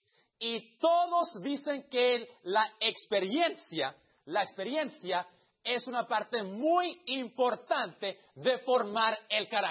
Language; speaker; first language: Spanish; early bilingual, heritage; Spanish